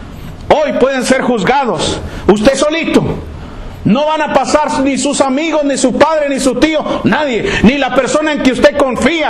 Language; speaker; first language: Spanish; native; Spanish